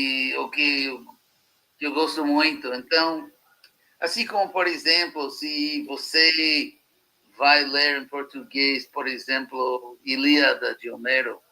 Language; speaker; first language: Portuguese; non-native, fluent; English